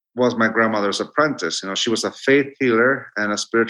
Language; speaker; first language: English; non-native, fluent; Spanish